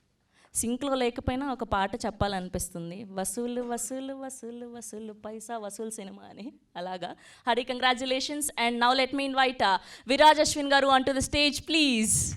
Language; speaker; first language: Telugu; native; Telugu